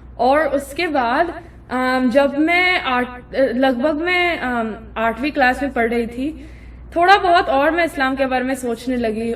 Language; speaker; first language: Urdu; non-native, fluent; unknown